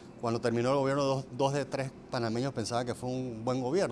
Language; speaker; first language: Spanish; native; Spanish